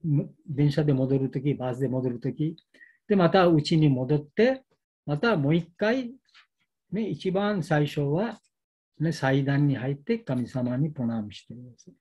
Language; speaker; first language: Japanese; non-native, learner; Bangla